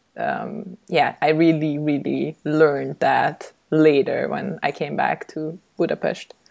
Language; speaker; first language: English; early bilingual, other home language; Hungarian